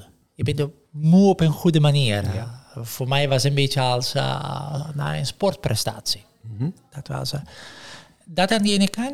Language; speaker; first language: Dutch; non-native, fluent; Italian